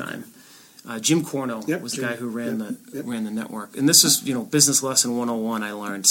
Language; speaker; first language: English; native; English